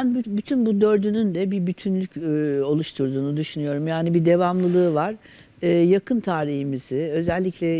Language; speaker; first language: Turkish; native; Turkish